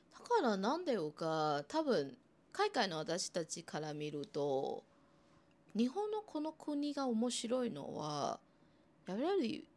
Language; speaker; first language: Japanese; non-native, fluent; Chinese